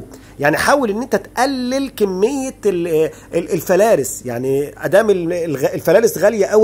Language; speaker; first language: Arabic; native; Arabic